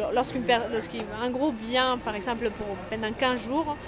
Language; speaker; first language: French; non-native, fluent; Spanish